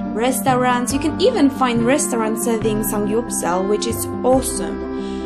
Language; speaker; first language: English; non-native, fluent; Polish